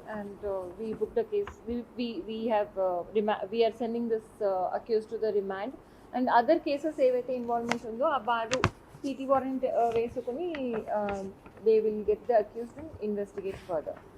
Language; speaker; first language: English; non-native, local second language; Telugu